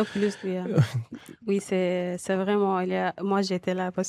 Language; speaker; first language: French; non-native, learner; Arabic